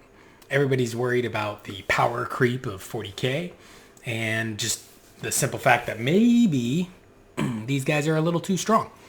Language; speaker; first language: English; native; English